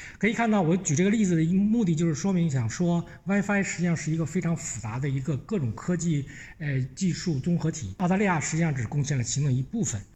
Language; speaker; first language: Chinese; native; Chinese